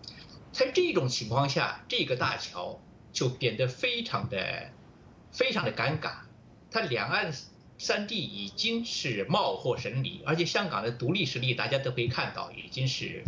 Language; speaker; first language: Chinese; native; Chinese